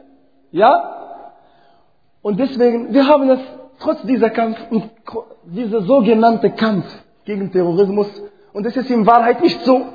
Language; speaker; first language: German; non-native, fluent; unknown